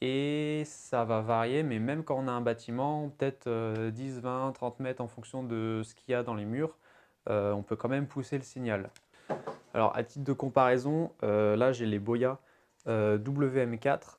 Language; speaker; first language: French; native; French